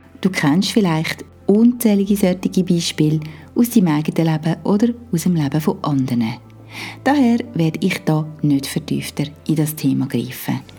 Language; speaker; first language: German; native; German